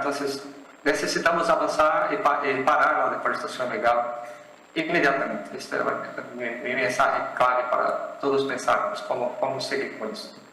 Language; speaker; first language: Spanish; non-native, fluent; Portuguese